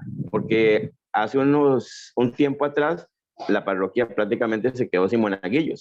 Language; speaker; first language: Spanish; native; Spanish